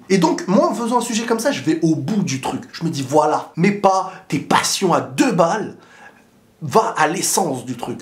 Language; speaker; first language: French; native; French